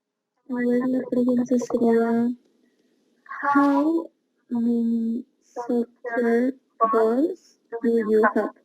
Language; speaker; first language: English; non-native, learner; Spanish